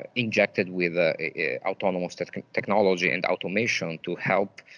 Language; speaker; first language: English; non-native, fluent; Italian